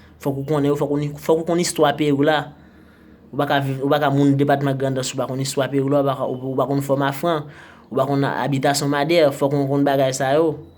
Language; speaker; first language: Haitian Creole; native; Haitian Creole